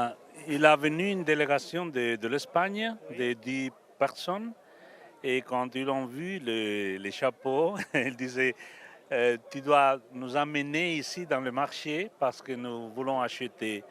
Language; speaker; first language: French; non-native, learner; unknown